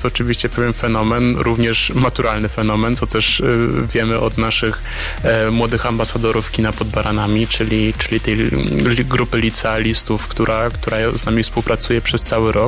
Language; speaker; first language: Polish; native; Polish